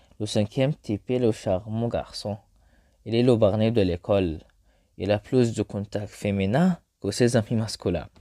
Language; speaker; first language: French; non-native, learner; Arabic